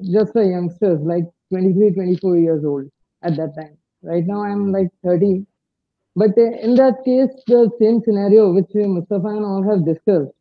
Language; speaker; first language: Hindi; native; Hindi